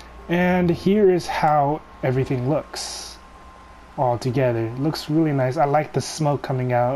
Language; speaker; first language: English; native; English